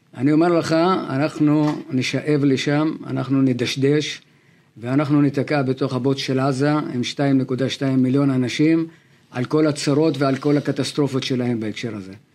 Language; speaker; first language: Hebrew; non-native, local second language; Arabic